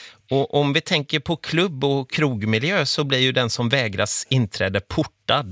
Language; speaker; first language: Swedish; native; Swedish